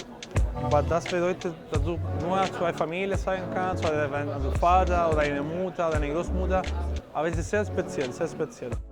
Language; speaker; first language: German; non-native, learner; Spanish